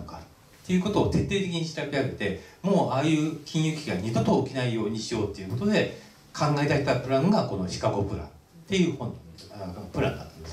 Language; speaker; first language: Japanese; native; Japanese